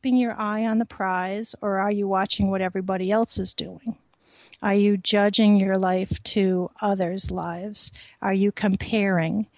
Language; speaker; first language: English; native; English